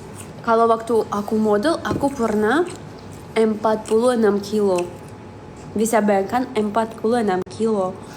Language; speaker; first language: Indonesian; non-native, fluent; Russian